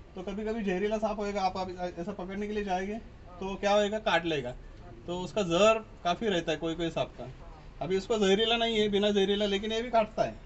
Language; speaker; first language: Hindi; non-native, local second language; Marathi